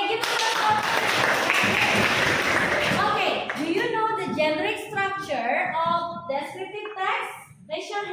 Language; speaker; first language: English; non-native, fluent; Indonesian